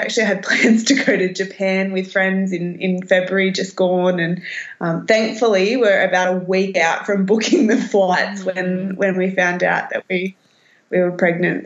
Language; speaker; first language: English; native; English